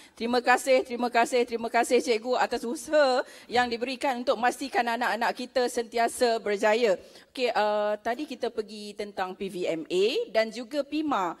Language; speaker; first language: Malay; native; Malay